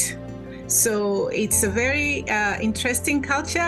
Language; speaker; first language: English; non-native, local second language; Swahili